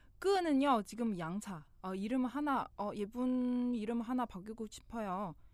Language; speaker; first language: Korean; non-native, fluent; Chinese